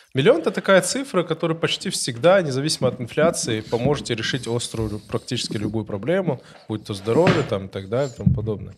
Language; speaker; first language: Russian; non-native, local second language; Ossetic